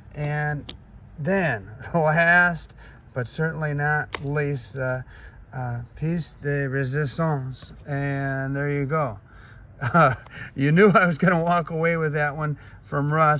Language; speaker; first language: English; native; English